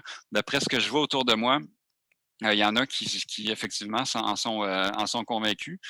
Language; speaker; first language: French; native; French